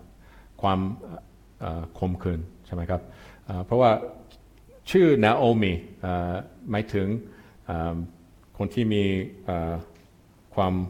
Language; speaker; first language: Thai; non-native, fluent; English